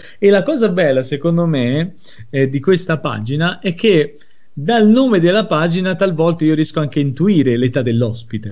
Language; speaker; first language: Italian; native; Italian